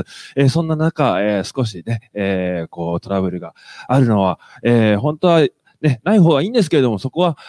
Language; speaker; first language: Japanese; native; Japanese